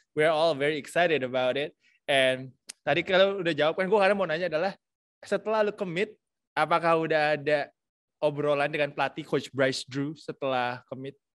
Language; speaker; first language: Indonesian; native; Indonesian